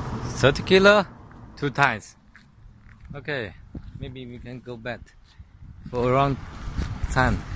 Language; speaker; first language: English; non-native, learner; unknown